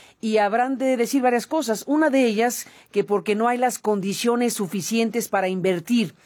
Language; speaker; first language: Spanish; native; Spanish